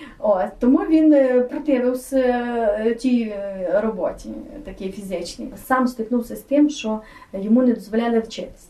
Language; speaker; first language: Ukrainian; native; Ukrainian